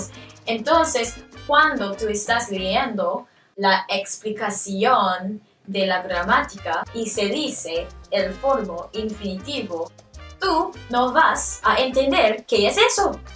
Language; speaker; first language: Spanish; non-native, learner; English